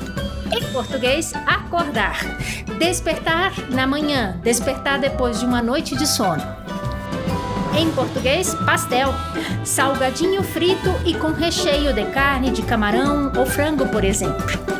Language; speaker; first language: Portuguese; non-native, fluent; Spanish